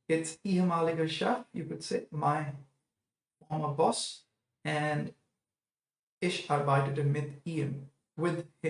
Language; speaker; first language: German; non-native, fluent; English